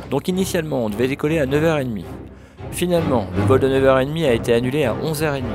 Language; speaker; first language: French; native; French